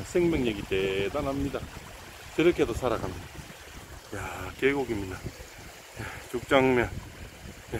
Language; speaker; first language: Korean; native; Korean